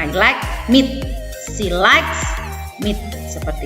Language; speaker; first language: English; non-native, fluent; Indonesian